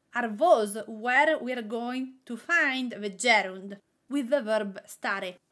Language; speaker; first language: English; non-native, fluent; Italian